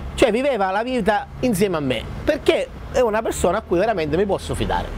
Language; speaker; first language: Italian; native; Italian